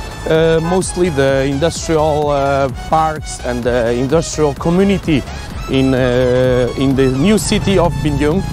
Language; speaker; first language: English; non-native, fluent; Portuguese